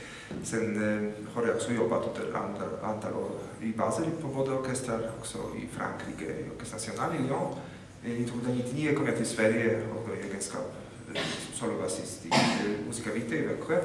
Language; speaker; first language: Swedish; non-native, fluent; Polish